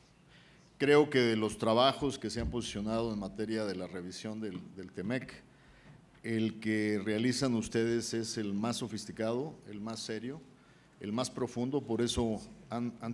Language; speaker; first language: Spanish; native; Spanish